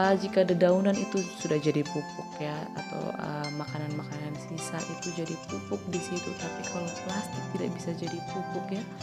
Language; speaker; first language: Indonesian; native; Indonesian